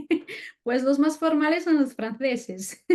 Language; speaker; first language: Spanish; non-native, fluent; French